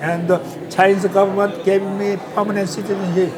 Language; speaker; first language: English; non-native, learner; Korean